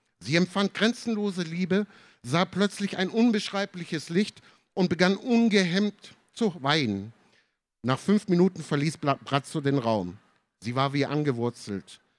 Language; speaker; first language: German; early bilingual, other home language; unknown